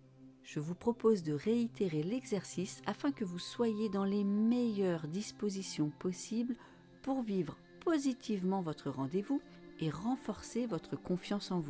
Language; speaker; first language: French; native; French